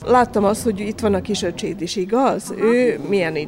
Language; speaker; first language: Hungarian; native; Hungarian